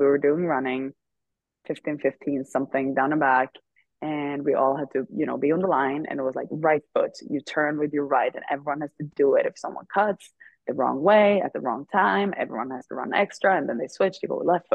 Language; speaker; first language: English; non-native, fluent; Swedish